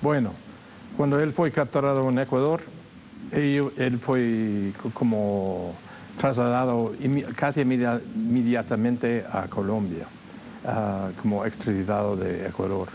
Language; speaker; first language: Spanish; non-native, fluent; English